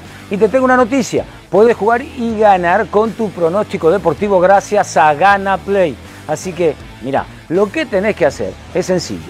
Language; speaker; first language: Spanish; native; Spanish